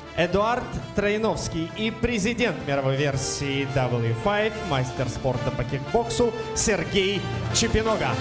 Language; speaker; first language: Russian; native; Russian